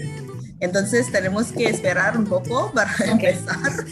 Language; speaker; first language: Spanish; non-native, fluent; Indonesian